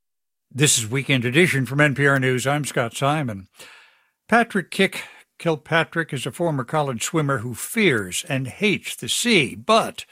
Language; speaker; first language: English; native; English